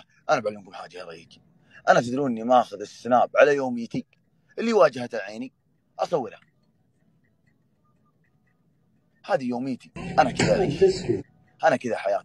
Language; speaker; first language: Arabic; native; Arabic